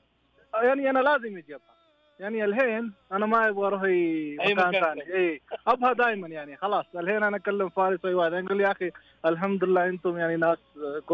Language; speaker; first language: Arabic; non-native, learner; Urdu